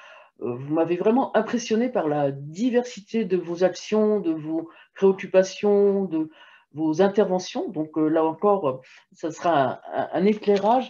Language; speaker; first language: French; native; French